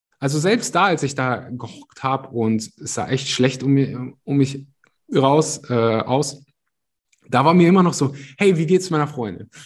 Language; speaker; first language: German; early bilingual, other home language; Russian